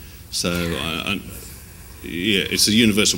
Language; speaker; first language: English; native; English